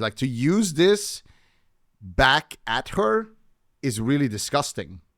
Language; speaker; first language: English; native; English